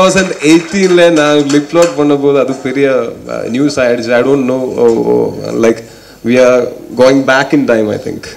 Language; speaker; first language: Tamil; non-native, learner; Malayalam